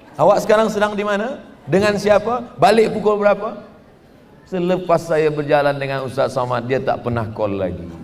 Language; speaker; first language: Malay; native; Malay